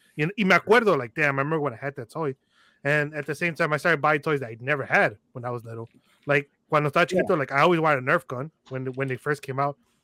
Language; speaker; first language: English; early bilingual, other home language; Spanish